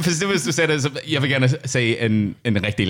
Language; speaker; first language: Danish; non-native, learner; English